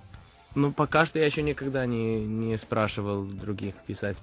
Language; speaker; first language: Russian; early bilingual, heritage; Russian